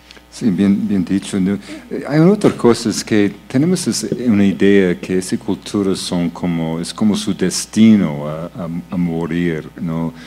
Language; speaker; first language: Spanish; non-native, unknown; English